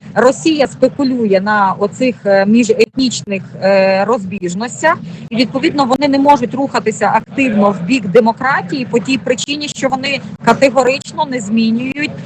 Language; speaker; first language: Ukrainian; native; Ukrainian